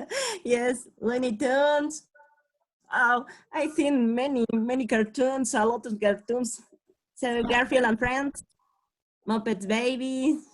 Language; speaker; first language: English; non-native, learner; Spanish